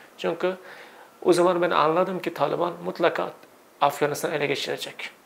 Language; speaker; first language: Turkish; non-native, fluent; Uzbek